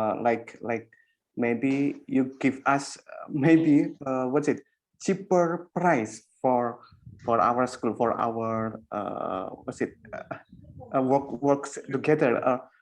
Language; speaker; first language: English; non-native, learner; Indonesian